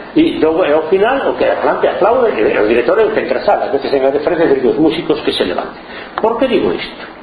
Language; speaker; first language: Spanish; non-native, local second language; Galician